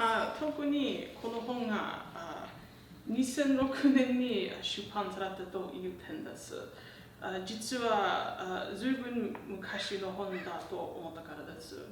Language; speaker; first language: Japanese; non-native, learner; English